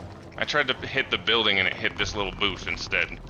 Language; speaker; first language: English; native; English